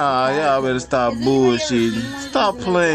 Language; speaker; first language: English; native; English